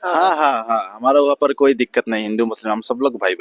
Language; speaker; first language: Hindi; non-native, learner; Bangla